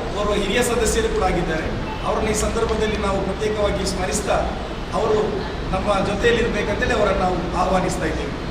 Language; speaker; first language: Kannada; non-native, local second language; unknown